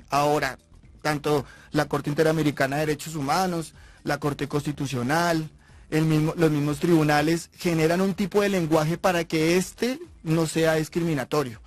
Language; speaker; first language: Spanish; native; Spanish